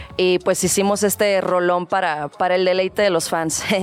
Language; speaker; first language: Spanish; native; Spanish